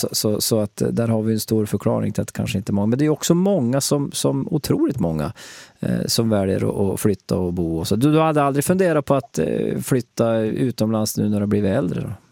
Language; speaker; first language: Swedish; native; Swedish